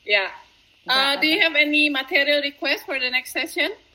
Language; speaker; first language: English; non-native, fluent; Indonesian